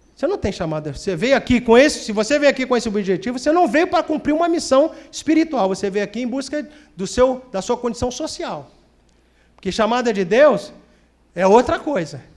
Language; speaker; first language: Portuguese; native; Portuguese